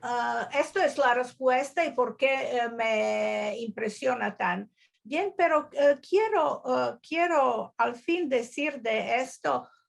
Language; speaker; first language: Spanish; non-native, learner; Croatian